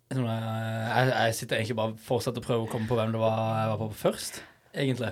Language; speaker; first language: Norwegian; native; Norwegian